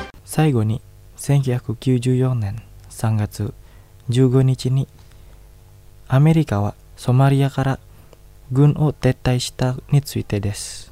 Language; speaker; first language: Japanese; non-native, fluent; Indonesian